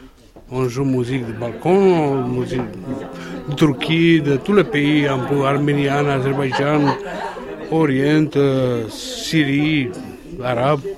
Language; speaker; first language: French; non-native, learner; Romany